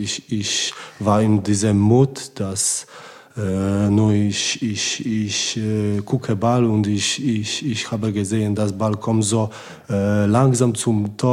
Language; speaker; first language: German; non-native, learner; Polish